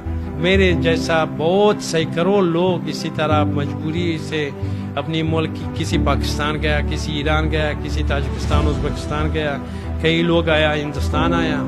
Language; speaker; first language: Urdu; non-native, learner; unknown